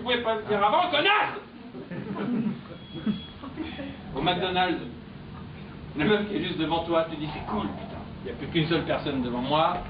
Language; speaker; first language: French; native; French